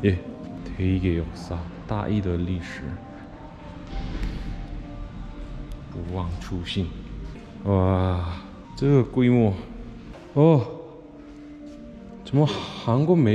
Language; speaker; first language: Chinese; non-native, fluent; Korean